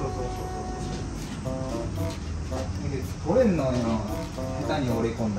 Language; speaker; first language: Japanese; native; Japanese